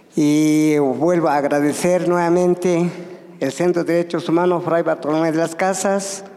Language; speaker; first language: Spanish; non-native, local second language; Tzotzil